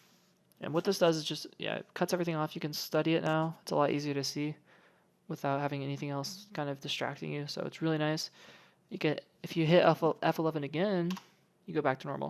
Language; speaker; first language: English; native; English